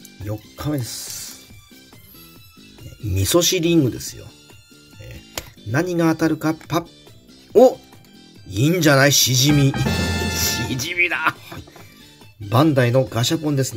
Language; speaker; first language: Japanese; native; Japanese